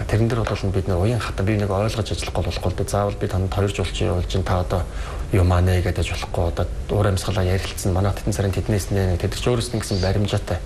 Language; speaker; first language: Mongolian; native; Mongolian